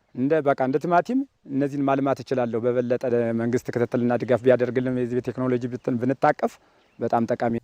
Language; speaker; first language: Amharic; native; Amharic